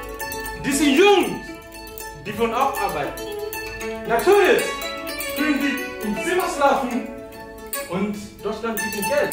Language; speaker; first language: German; non-native, learner; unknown